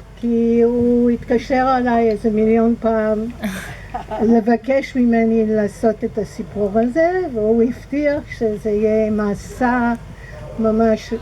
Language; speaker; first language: Hebrew; non-native, fluent; English